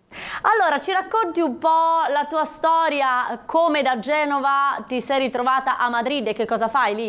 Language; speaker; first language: Italian; native; Italian